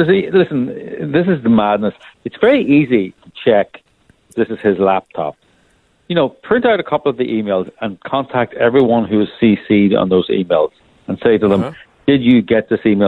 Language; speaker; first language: English; native; English